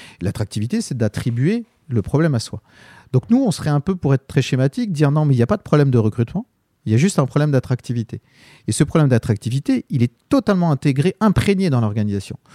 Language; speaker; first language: French; native; French